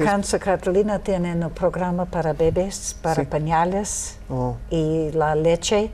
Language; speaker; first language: Spanish; non-native, learner; English